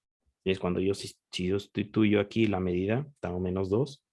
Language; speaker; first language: Spanish; native; Spanish